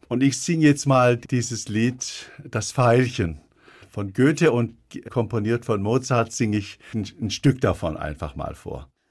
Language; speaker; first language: German; early bilingual, other home language; Turkish